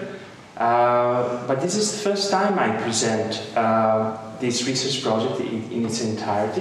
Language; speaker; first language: English; non-native, fluent; Italian